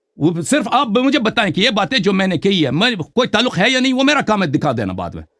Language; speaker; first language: Urdu; non-native, fluent; Persian